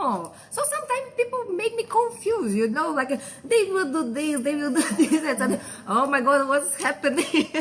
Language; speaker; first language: English; non-native, fluent; Portuguese